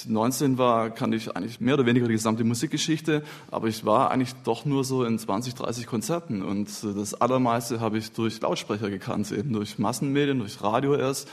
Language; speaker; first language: German; native; German